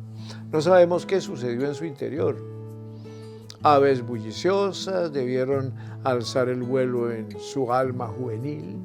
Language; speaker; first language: Spanish; native; Spanish